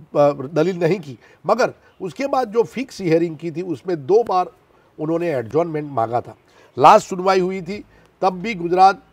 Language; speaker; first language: Hindi; non-native, local second language; Gujarati